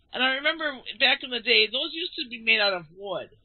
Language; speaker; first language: English; native; English